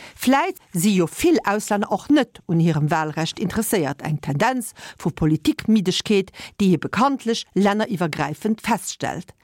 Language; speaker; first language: Luxembourgish; early bilingual, other home language; Italian